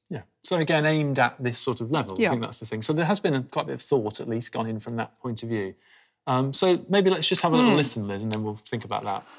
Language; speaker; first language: English; native; English